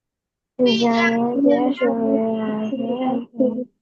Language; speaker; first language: Arabic; non-native, learner; Bangla